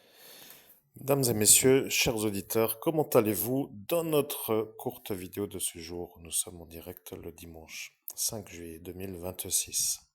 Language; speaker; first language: French; native; French